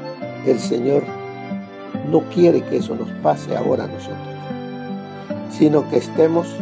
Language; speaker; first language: Spanish; native; Spanish